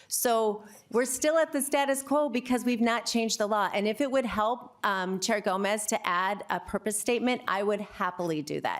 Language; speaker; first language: English; native; English